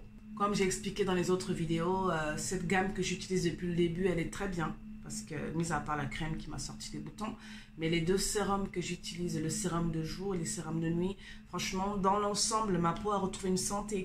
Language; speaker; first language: French; native; French